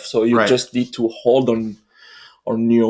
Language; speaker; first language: English; non-native, fluent; French